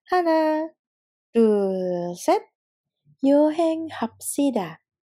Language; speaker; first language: Korean; non-native, fluent; Indonesian